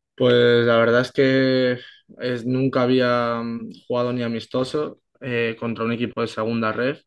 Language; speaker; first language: Spanish; native; Spanish